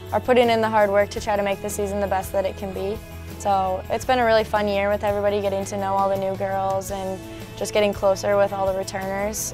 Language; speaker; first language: English; native; English